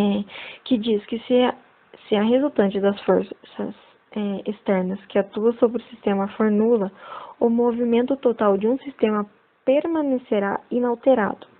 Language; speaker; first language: Portuguese; native; Portuguese